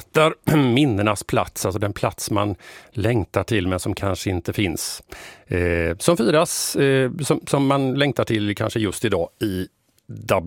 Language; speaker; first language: Swedish; native; Swedish